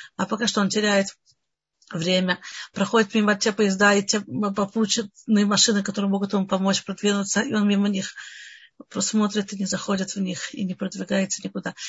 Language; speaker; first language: Russian; early bilingual, heritage; Russian